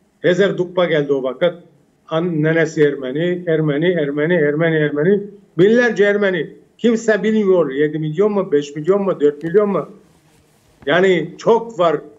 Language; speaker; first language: Turkish; early bilingual, heritage; Armenian